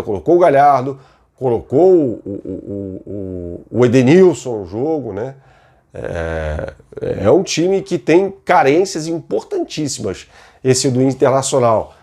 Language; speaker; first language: Portuguese; native; Portuguese